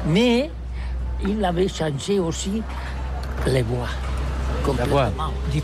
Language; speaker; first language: French; non-native, learner; Catalan